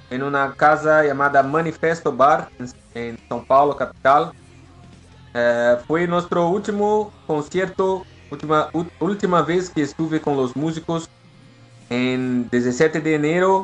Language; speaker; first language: Spanish; non-native, learner; Portuguese